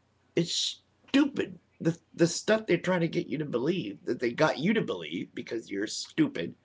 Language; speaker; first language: English; native; English